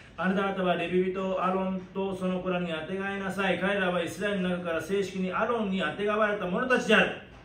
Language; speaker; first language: Japanese; native; Japanese